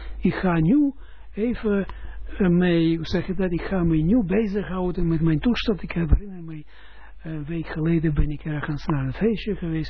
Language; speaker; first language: Dutch; non-native, fluent; Russian